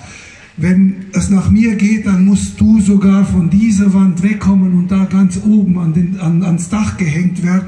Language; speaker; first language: German; native; German